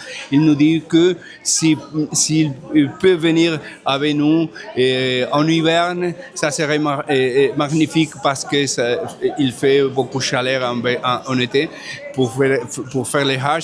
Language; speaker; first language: French; non-native, fluent; Spanish